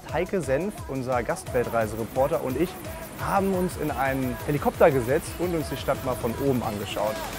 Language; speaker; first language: German; native; German